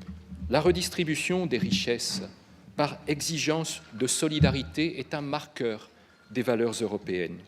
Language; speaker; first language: French; native; French